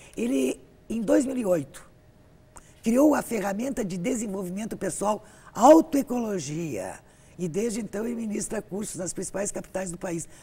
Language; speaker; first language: Portuguese; native; Portuguese